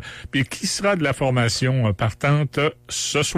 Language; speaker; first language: French; native; French